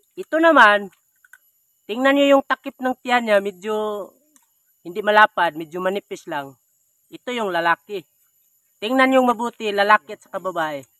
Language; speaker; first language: Filipino; non-native, local second language; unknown